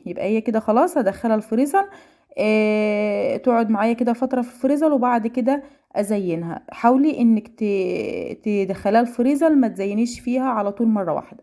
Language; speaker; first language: Arabic; native; Arabic